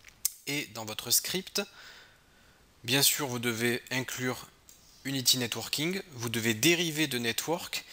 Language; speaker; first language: French; native; French